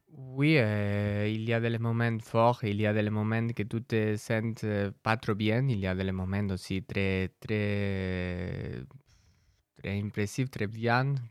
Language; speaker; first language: French; non-native, learner; Spanish